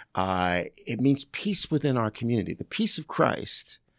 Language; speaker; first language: English; native; English